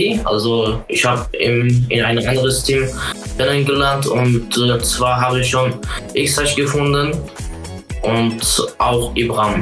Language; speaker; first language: German; non-native, local second language; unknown